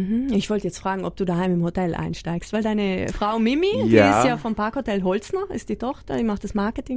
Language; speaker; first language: German; native; German